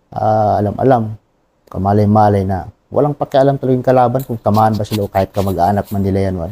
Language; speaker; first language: Filipino; non-native, local second language; Bikol